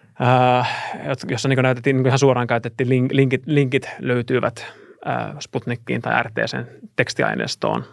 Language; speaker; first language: Finnish; non-native, fluent; Russian